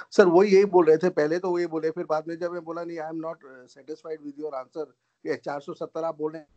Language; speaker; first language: Hindi; non-native, local second language; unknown